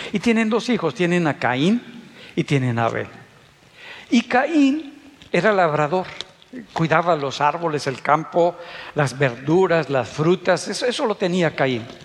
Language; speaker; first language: Spanish; native; Spanish